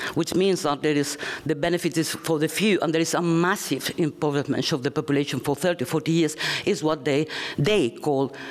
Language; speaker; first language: English; non-native, fluent; Spanish